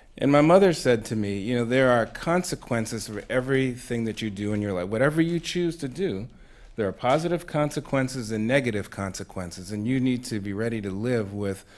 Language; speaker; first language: English; native; English